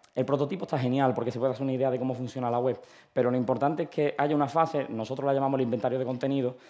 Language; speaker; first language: Spanish; native; Spanish